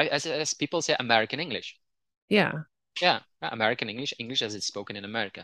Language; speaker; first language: English; non-native, fluent; Dutch